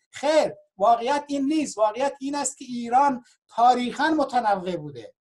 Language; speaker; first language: Persian; non-native, local second language; Baluchi